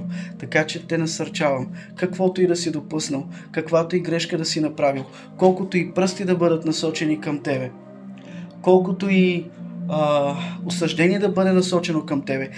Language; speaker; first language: Bulgarian; native; Bulgarian